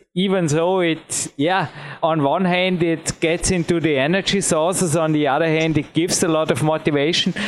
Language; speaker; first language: English; non-native, fluent; German